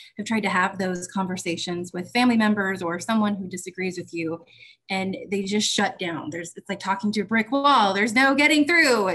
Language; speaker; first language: English; native; English